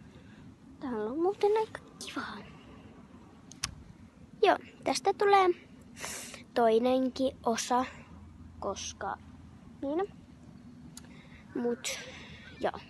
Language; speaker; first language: Finnish; native; Finnish